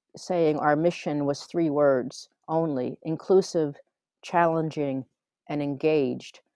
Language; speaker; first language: English; native; English